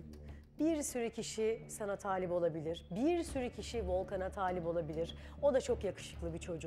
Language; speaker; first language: Turkish; native; Turkish